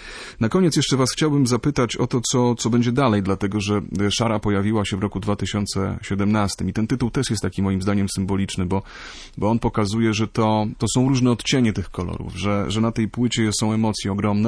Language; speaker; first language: Polish; native; Polish